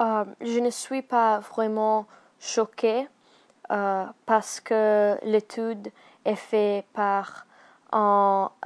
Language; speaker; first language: French; non-native, learner; Italian